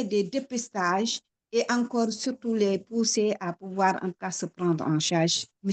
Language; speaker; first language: French; non-native, local second language; Wolof